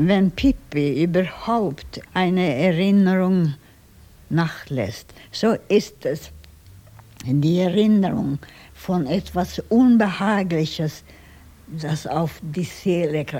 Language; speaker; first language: German; non-native, fluent; Swedish